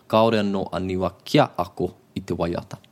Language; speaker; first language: Māori; non-native, local second language; English